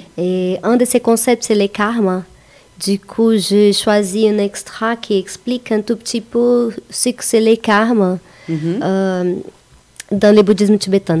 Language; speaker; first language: French; non-native, fluent; Portuguese